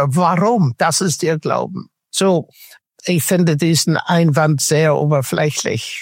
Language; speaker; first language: German; non-native, fluent; English